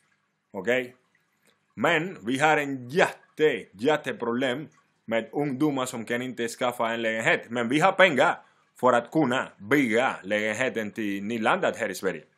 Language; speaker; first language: Swedish; non-native, fluent; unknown